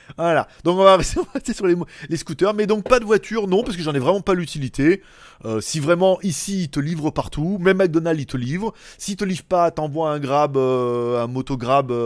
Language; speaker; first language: French; native; French